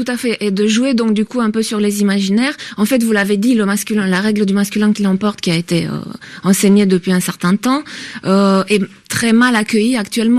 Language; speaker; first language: French; native; French